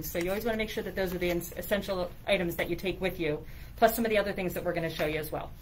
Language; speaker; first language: English; native; English